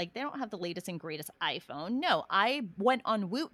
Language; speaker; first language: English; native; English